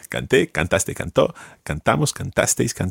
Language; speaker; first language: Spanish; non-native, fluent; English